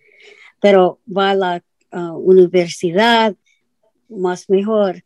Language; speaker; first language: Spanish; non-native, learner; English